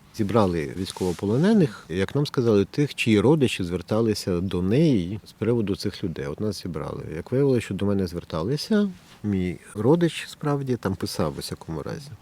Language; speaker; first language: Ukrainian; native; Ukrainian